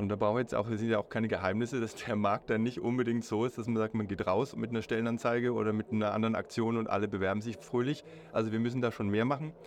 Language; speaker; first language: German; native; German